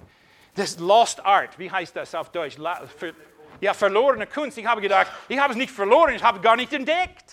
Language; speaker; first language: German; non-native, fluent; English